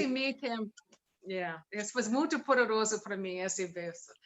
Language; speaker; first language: Portuguese; non-native, learner; English